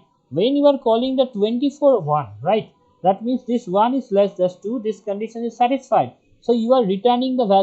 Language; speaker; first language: English; non-native, local second language; Bangla